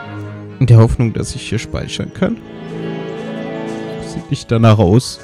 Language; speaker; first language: German; native; German